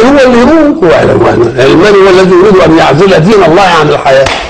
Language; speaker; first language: Arabic; native; Arabic